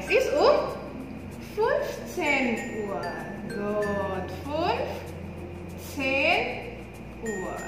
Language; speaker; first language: German; non-native, learner; Indonesian